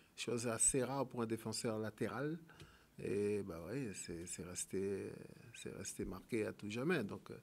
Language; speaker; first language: French; native; French